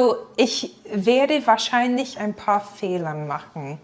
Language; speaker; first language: German; non-native, fluent; English